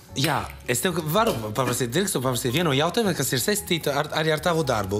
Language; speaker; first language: Latvian; non-native, fluent; Italian